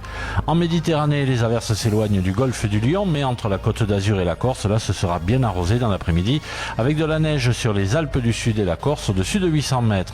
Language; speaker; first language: French; native; French